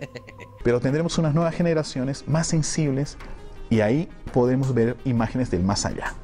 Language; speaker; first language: Spanish; native; Spanish